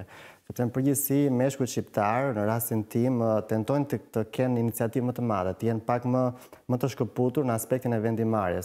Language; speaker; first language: Albanian; native; Albanian